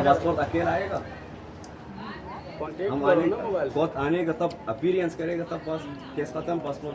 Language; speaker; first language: Hindi; non-native, learner; Arabic